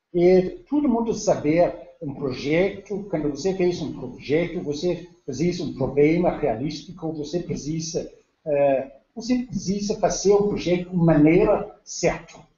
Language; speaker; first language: Portuguese; non-native, learner; Danish